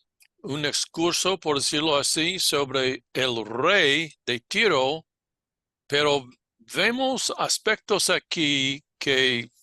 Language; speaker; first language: Spanish; non-native, fluent; English